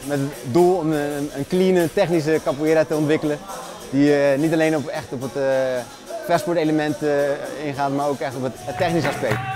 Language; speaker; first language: Dutch; native; Dutch